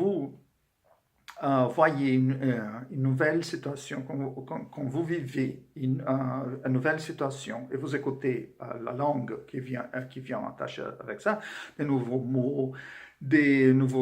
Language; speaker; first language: French; non-native, fluent; Portuguese